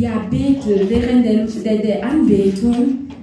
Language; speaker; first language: German; non-native, fluent; French